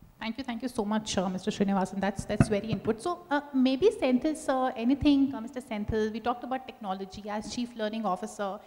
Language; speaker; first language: English; non-native, local second language; Hindi